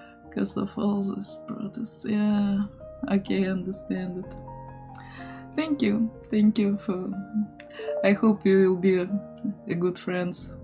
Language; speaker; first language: English; non-native, learner; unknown